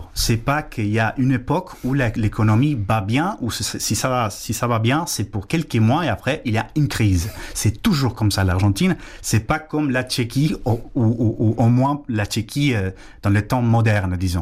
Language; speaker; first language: French; non-native, fluent; Spanish